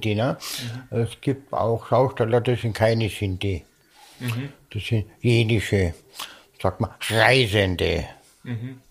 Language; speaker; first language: German; native; German